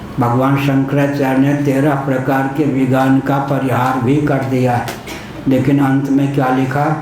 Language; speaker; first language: Hindi; non-native, local second language; Maithili